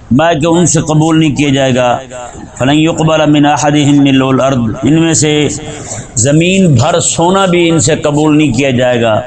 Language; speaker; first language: Urdu; non-native, local second language; Punjabi